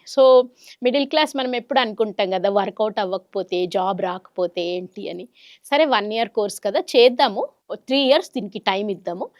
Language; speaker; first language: Telugu; non-native, local second language; Kannada